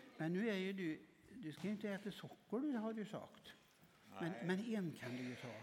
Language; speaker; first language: Swedish; native; Swedish